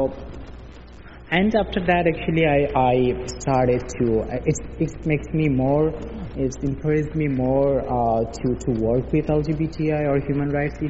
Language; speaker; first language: English; non-native, local second language; Bangla